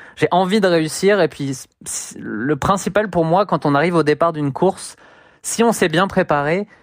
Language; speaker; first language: French; native; French